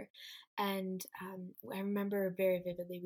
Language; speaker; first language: English; native; English